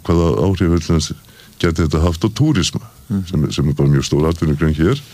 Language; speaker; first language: Icelandic; native; Icelandic